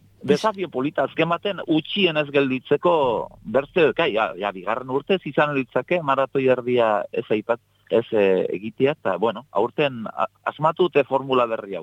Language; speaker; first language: Basque; native; Basque